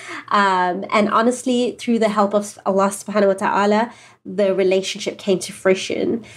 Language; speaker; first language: English; native; English